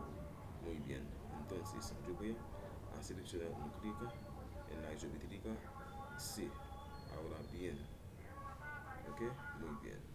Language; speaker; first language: Spanish; non-native, learner; Haitian Creole